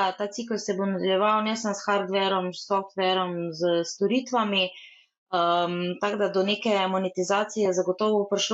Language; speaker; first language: Slovenian; native; Slovenian